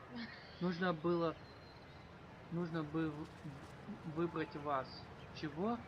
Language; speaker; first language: Russian; native; Russian